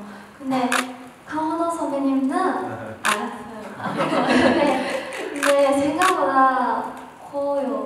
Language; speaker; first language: Korean; non-native, learner; Japanese